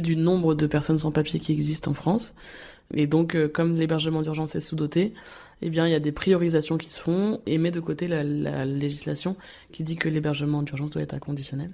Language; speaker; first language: French; native; French